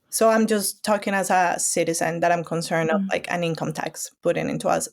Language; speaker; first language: English; non-native, fluent; Spanish